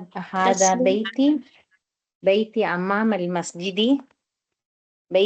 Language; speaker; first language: Arabic; non-native, learner; Tamil